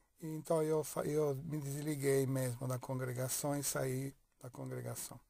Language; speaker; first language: Portuguese; non-native, fluent; Italian